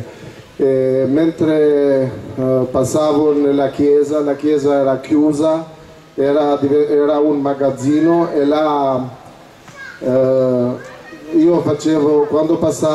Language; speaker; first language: Italian; non-native, fluent; Albanian